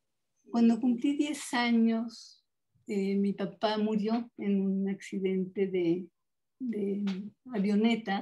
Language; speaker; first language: Spanish; native; Spanish